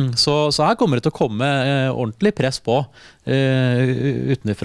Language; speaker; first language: Norwegian; native; Norwegian